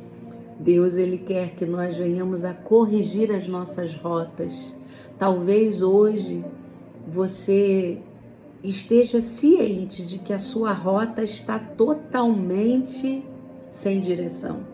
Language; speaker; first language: Portuguese; native; Portuguese